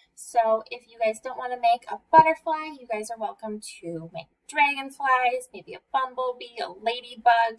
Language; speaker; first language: English; native; English